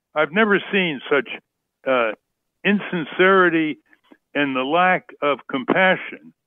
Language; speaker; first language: English; native; English